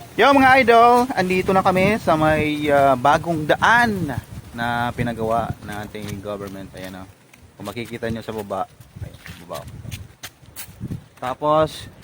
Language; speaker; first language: Filipino; native; Filipino